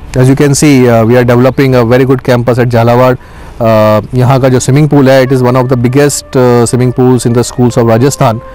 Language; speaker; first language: Hindi; native; Hindi